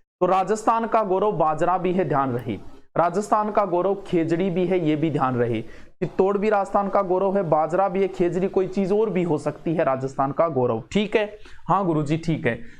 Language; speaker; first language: Hindi; native; Hindi